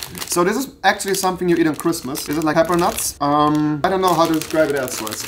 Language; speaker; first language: English; non-native, fluent; German